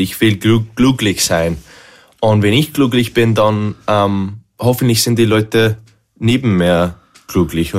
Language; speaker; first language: German; non-native, learner; English